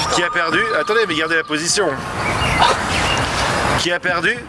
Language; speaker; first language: French; native; French